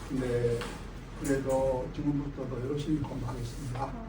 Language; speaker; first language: Korean; non-native, learner; Japanese